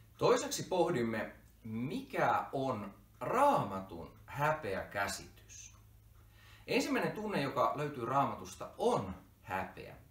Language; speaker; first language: Finnish; native; Finnish